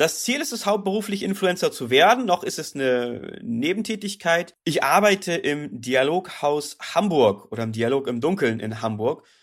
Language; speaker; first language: German; native; German